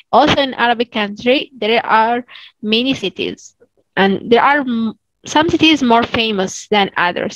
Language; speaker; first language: English; non-native, fluent; Arabic